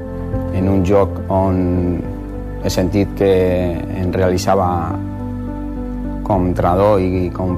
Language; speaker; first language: Catalan; non-native, local second language; Spanish